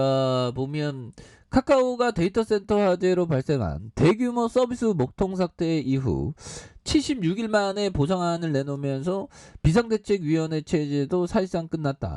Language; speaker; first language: Korean; native; Korean